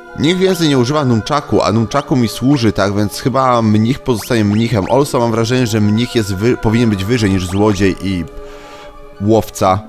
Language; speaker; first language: Polish; native; Polish